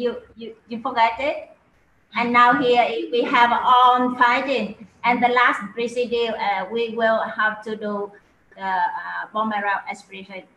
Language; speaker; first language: English; non-native, learner; Vietnamese